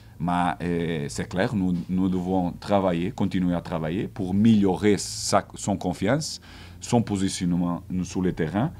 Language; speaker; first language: French; non-native, learner; Portuguese